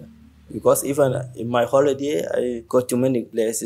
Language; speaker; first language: English; non-native, learner; Arabic